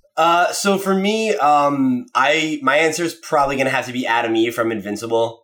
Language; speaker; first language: English; native; English